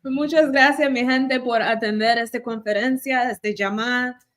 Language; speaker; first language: Spanish; early bilingual, heritage; Spanish